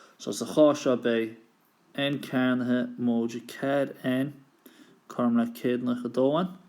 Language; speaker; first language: Irish; native; Irish